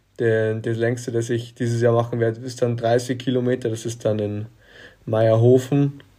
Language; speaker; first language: German; native; German